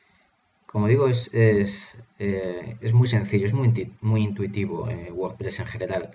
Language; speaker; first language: Spanish; native; Spanish